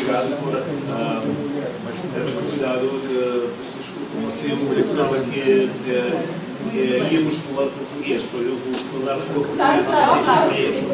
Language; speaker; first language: Portuguese; non-native, fluent; Czech